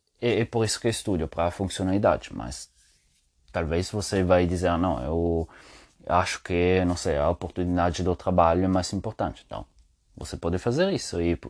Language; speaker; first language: Portuguese; non-native, learner; Spanish